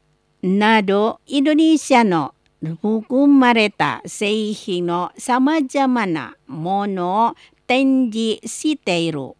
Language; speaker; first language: Japanese; non-native, learner; Indonesian